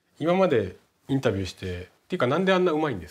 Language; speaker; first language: Japanese; native; Japanese